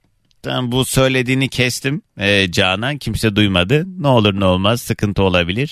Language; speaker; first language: Turkish; native; Turkish